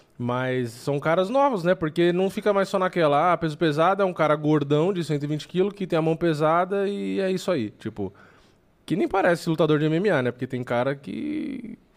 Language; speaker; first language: Portuguese; native; Portuguese